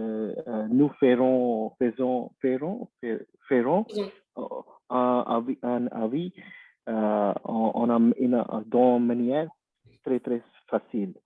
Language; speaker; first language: French; non-native, learner; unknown